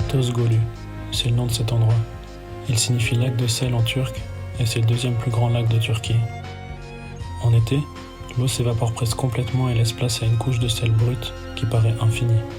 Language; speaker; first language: French; native; French